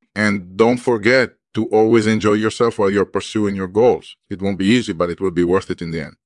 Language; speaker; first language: English; early bilingual, other home language; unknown